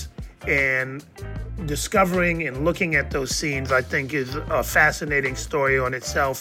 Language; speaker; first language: English; native; English